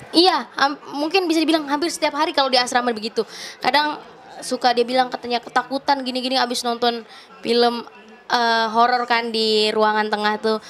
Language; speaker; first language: Indonesian; native; Indonesian